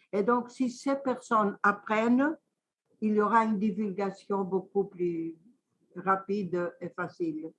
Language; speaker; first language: French; non-native, fluent; Greek